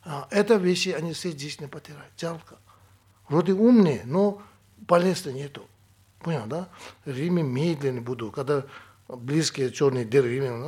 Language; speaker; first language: Russian; non-native, learner; Tibetan